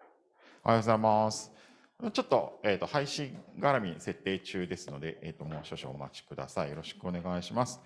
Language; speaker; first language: Japanese; native; Japanese